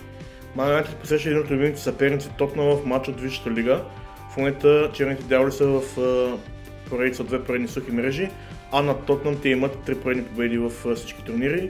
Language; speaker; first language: Bulgarian; native; Bulgarian